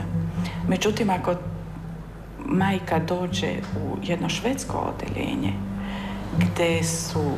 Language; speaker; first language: Serbian; native; Serbian